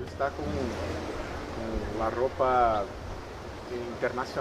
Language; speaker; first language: Spanish; non-native, fluent; Portuguese